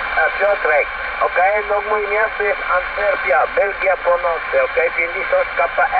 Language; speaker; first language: Polish; non-native, learner; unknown